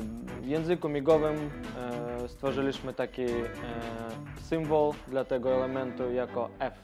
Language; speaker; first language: Polish; non-native, fluent; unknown